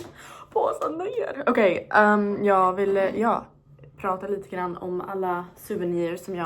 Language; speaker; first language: Swedish; non-native, fluent; English